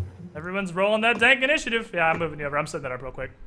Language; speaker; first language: English; native; English